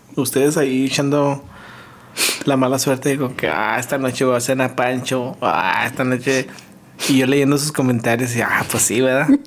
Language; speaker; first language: Spanish; early bilingual, heritage; Spanish